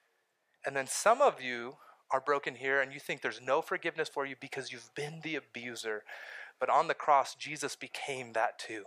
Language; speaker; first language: English; native; English